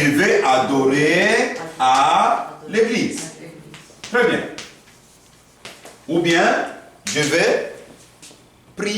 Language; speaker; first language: French; non-native, fluent; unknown